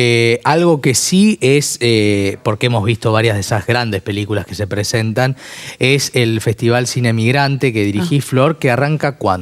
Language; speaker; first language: Spanish; native; Spanish